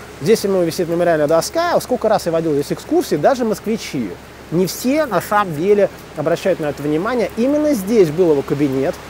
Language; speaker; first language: Russian; native; Russian